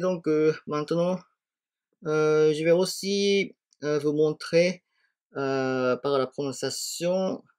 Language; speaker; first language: French; non-native, fluent; Japanese